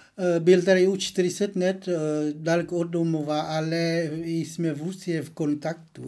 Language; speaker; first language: Czech; non-native, learner; Vietnamese